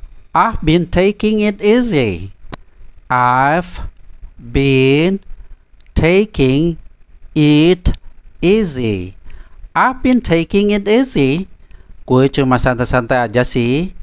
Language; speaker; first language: English; non-native, fluent; Indonesian